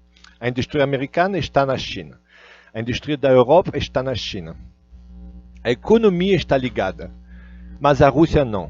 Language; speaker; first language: Portuguese; non-native, fluent; Russian